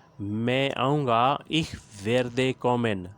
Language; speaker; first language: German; non-native, learner; Urdu